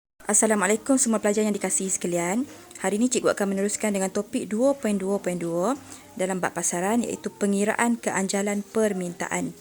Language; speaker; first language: Malay; native; Malay